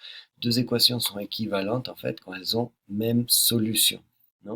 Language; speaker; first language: French; native; French